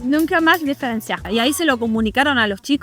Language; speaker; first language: Spanish; native; Spanish